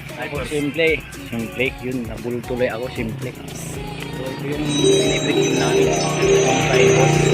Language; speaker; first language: Filipino; native; Filipino